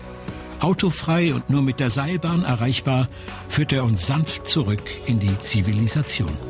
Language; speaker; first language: German; native; German